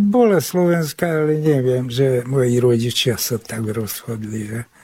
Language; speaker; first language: Slovak; early bilingual, heritage; Hungarian